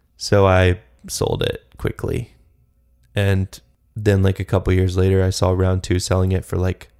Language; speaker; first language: English; native; English